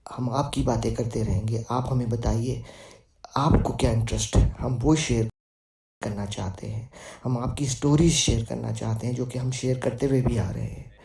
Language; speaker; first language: Urdu; native; Urdu